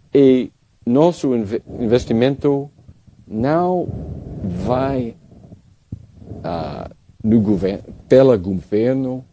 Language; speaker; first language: Portuguese; non-native, learner; English